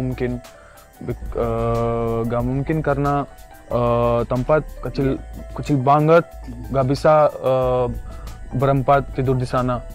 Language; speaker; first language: Indonesian; non-native, learner; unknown